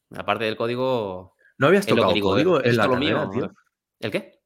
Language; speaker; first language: Spanish; native; Spanish